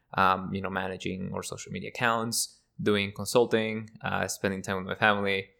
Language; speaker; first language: English; early bilingual, other home language; Spanish